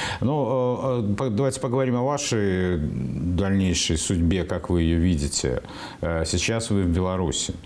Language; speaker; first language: Russian; native; Russian